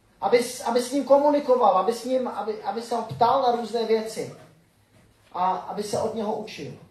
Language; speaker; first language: Czech; native; Czech